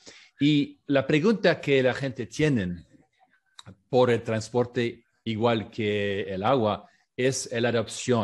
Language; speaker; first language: Spanish; non-native, fluent; French